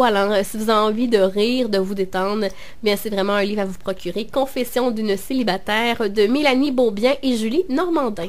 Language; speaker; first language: French; native; French